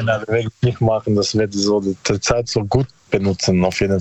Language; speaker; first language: German; non-native, learner; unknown